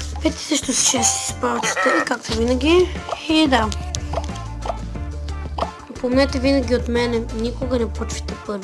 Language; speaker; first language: Bulgarian; native; Bulgarian